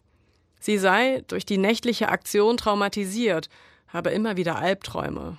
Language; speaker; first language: German; native; German